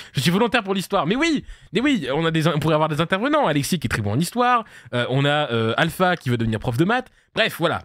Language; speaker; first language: French; native; French